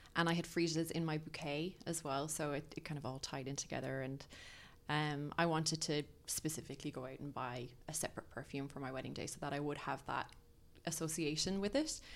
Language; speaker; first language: English; native; English